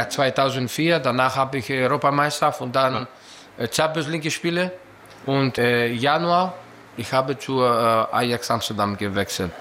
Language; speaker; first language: German; non-native, learner; Greek